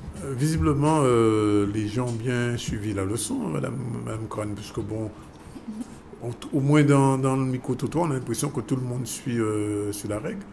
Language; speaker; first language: French; native; French